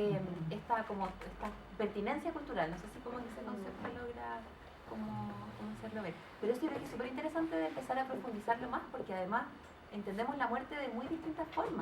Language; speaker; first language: Spanish; native; Spanish